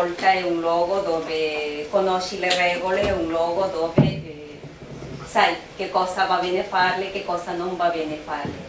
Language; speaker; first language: Italian; non-native, fluent; Spanish